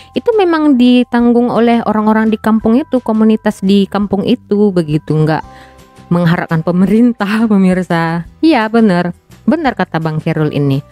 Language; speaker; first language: Indonesian; native; Indonesian